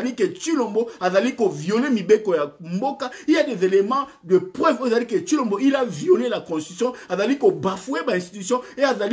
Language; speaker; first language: French; non-native, local second language; Lingala